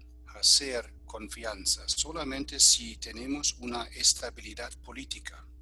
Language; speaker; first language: Spanish; non-native, fluent; German